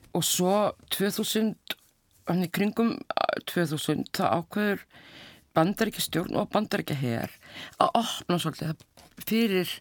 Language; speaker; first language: Icelandic; native; Icelandic